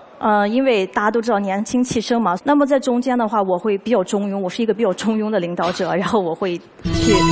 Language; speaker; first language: Chinese; native; Chinese